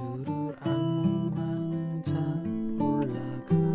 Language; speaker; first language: Korean; native; Korean